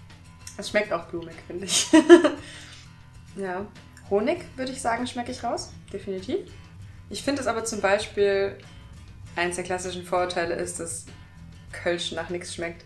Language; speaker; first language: German; native; German